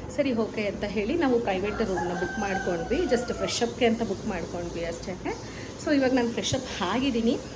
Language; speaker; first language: Kannada; native; Kannada